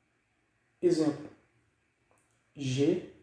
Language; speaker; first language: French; non-native, fluent; Portuguese